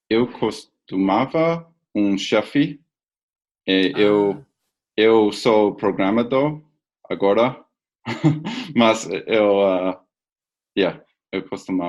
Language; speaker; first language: Portuguese; non-native, learner; English